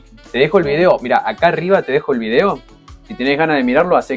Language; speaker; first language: Spanish; native; Spanish